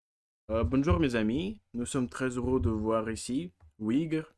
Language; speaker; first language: French; non-native, learner; Russian